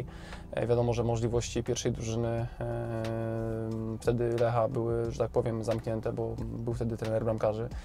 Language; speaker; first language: Polish; native; Polish